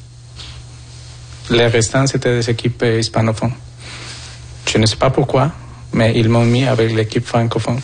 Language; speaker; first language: French; non-native, fluent; Spanish